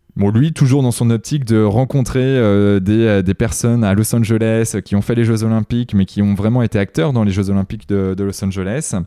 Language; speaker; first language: French; native; French